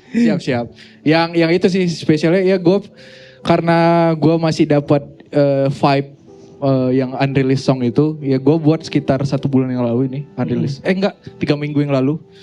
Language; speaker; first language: Indonesian; native; Indonesian